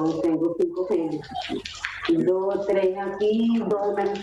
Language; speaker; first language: Portuguese; non-native, learner; Spanish